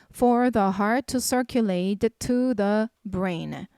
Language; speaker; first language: English; non-native, fluent; Korean